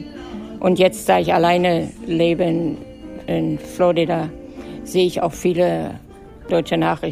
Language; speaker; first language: German; native; German